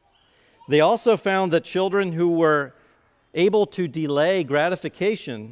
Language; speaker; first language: English; native; English